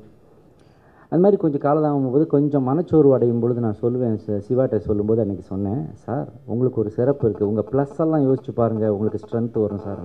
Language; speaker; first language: Tamil; native; Tamil